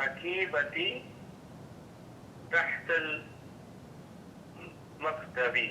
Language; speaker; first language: Arabic; non-native, learner; English